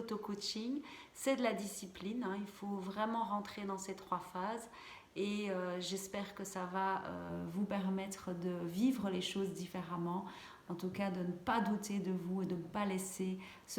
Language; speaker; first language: French; native; French